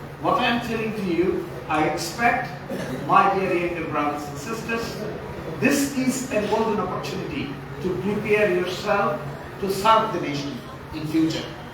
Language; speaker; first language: English; non-native, local second language; Bangla